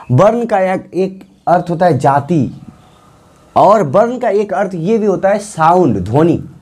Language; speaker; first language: Hindi; non-native, local second language; Bangla